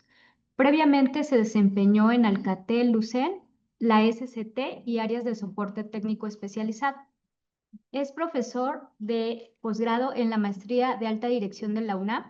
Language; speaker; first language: Spanish; native; Spanish